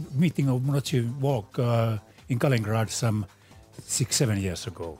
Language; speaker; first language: English; non-native, fluent; Finnish